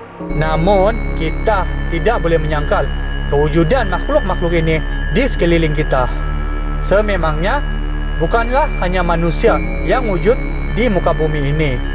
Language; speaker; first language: Malay; native; Malay